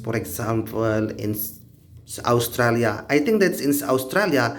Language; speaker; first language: English; non-native, learner; Indonesian